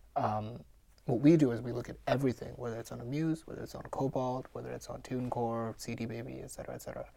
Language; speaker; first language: English; non-native, local second language; Gujarati